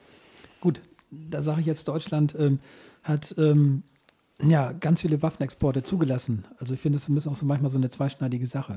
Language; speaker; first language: German; native; German